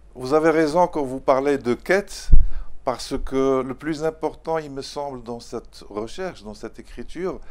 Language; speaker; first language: French; non-native, local second language; Arabic